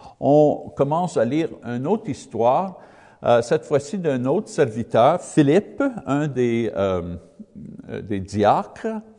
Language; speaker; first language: French; non-native, learner; English